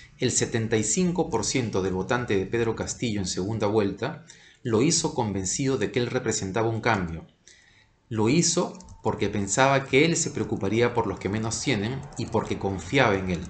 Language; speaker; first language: Spanish; native; Spanish